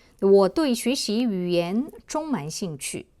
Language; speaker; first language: Chinese; non-native, fluent; Korean